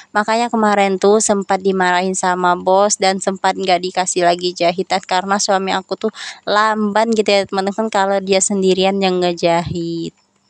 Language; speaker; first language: Indonesian; non-native, local second language; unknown